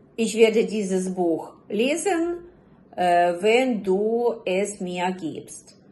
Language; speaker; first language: German; non-native, fluent; Ukrainian